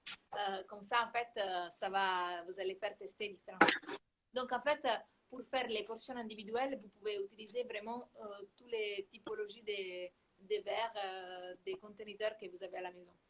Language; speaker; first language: French; non-native, fluent; Italian